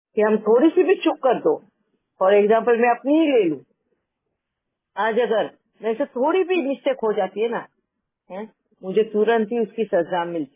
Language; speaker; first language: Hindi; native; Hindi